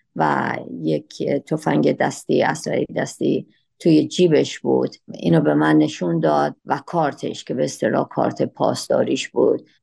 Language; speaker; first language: Persian; native; Persian